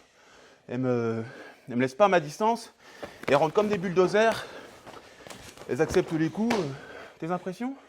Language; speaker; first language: French; native; French